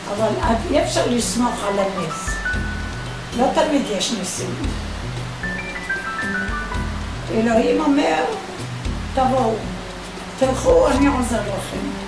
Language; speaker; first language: Hebrew; early bilingual, other home language; Spanish